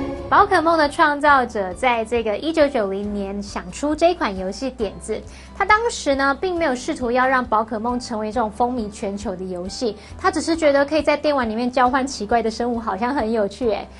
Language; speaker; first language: Chinese; native; Chinese